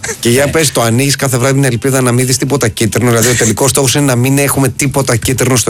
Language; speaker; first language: Greek; native; Greek